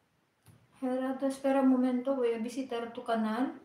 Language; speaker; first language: Spanish; non-native, learner; Filipino